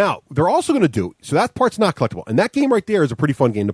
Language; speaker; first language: English; native; English